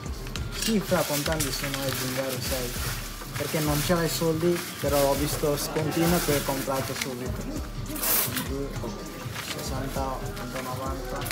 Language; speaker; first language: Italian; non-native, learner; Bangla